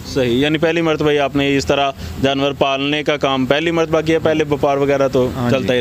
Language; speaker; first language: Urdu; non-native, local second language; Punjabi